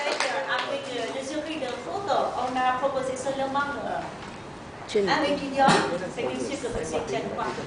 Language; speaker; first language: French; non-native, learner; Vietnamese